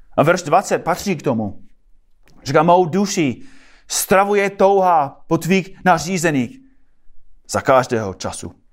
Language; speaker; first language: Czech; non-native, fluent; English